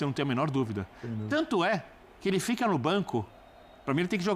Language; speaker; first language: Portuguese; native; Portuguese